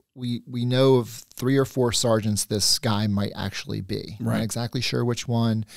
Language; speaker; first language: English; native; English